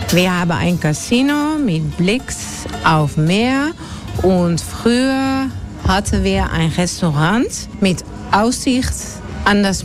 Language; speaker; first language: German; non-native, learner; Dutch